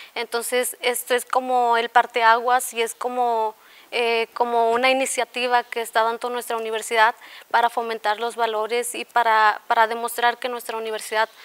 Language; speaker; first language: Spanish; native; Spanish